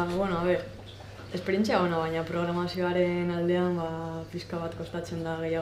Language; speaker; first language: Basque; non-native, local second language; Spanish